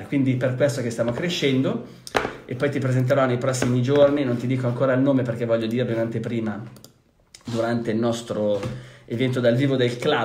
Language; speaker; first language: Italian; native; Italian